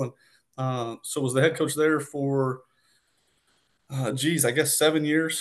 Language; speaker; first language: English; native; English